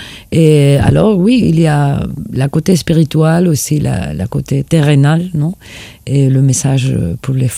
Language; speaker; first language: French; non-native, fluent; Spanish